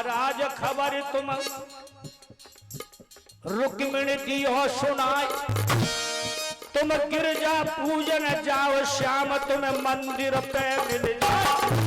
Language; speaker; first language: Hindi; native; Hindi